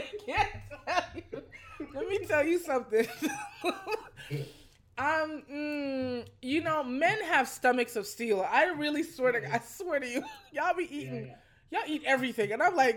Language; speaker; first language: English; native; English